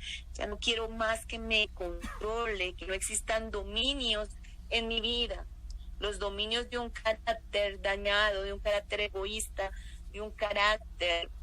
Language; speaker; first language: Spanish; native; Spanish